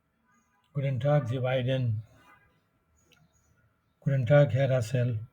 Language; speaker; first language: German; non-native, fluent; Bangla